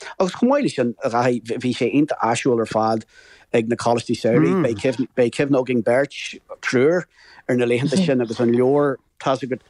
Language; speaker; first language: Irish; native; Irish